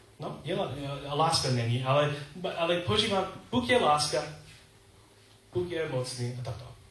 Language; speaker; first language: Czech; non-native, learner; English